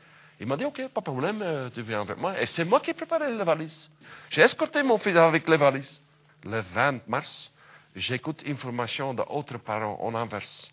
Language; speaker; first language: French; non-native, learner; Dutch